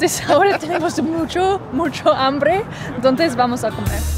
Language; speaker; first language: Spanish; non-native, fluent; English